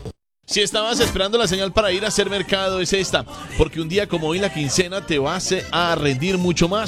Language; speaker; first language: Spanish; native; Spanish